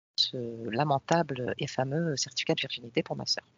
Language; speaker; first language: French; native; French